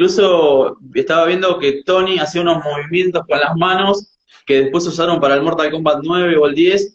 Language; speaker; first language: Spanish; native; Spanish